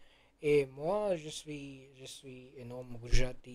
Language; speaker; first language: French; non-native, learner; Gujarati